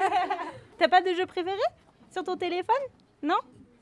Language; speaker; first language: French; native; French